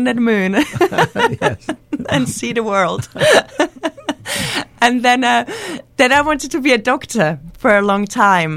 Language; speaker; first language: English; non-native, fluent; Czech